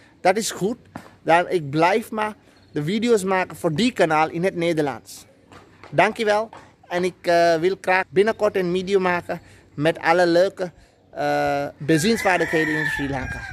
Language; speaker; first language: Dutch; non-native, learner; Sinhala